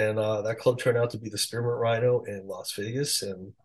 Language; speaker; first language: English; early bilingual, other home language; Chinese